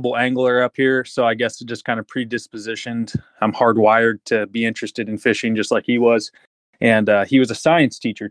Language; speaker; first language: English; native; English